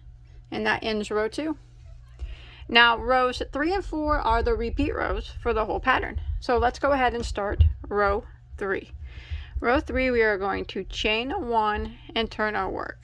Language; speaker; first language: English; native; English